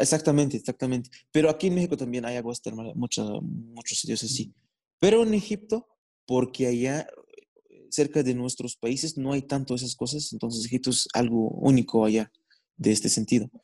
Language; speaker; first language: Spanish; non-native, fluent; Arabic